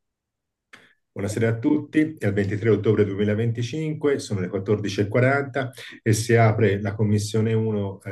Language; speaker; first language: Italian; native; Italian